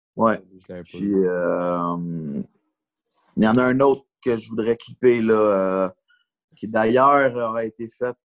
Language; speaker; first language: French; native; French